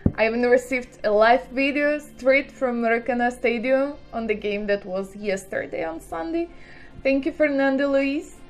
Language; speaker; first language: English; non-native, fluent; Russian